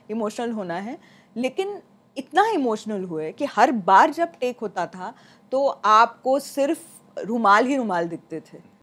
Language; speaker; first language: Hindi; non-native, local second language; Marathi